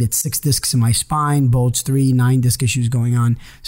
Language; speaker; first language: English; early bilingual, other home language; Hebrew